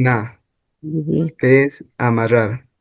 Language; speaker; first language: Spanish; non-native, local second language; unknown